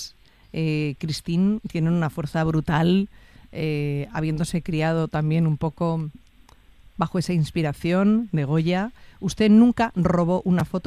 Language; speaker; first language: Spanish; native; Spanish